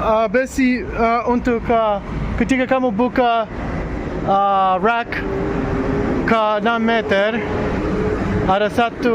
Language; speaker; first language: Indonesian; non-native, learner; English